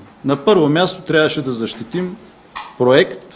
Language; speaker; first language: Bulgarian; native; Bulgarian